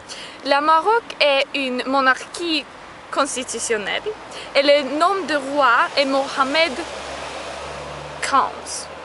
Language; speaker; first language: French; non-native, learner; Swedish